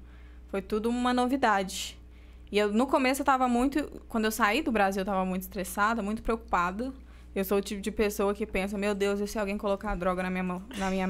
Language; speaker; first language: Portuguese; native; Portuguese